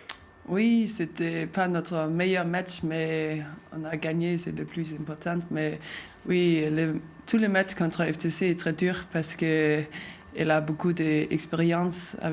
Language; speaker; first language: French; non-native, learner; Danish